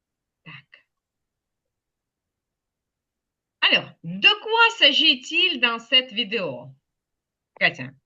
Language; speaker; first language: French; non-native, fluent; Ukrainian